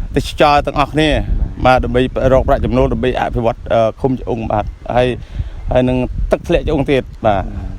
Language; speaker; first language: Khmer; non-native, local second language; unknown